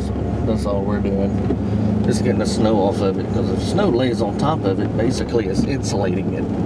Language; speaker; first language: English; native; English